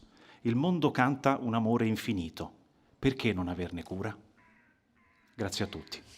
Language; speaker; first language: Italian; native; Italian